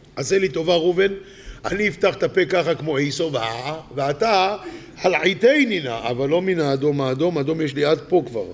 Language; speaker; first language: Hebrew; native; Hebrew